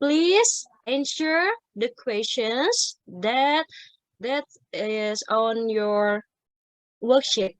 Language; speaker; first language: English; non-native, fluent; Indonesian